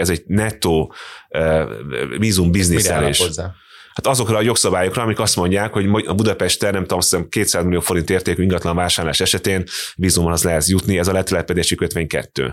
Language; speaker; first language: Hungarian; native; Hungarian